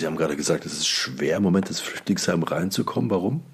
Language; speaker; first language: German; native; German